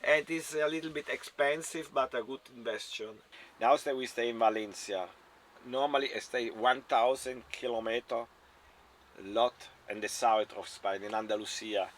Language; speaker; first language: English; non-native, learner; German